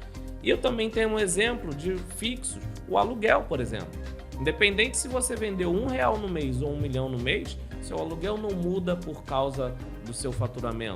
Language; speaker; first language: Portuguese; native; Portuguese